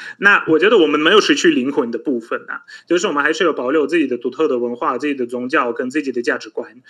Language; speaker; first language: Chinese; non-native, fluent; Polish